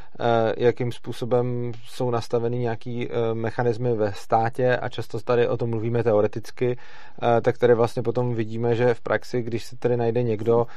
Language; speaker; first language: Czech; native; Czech